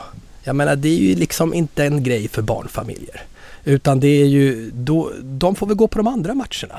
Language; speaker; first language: Swedish; native; Swedish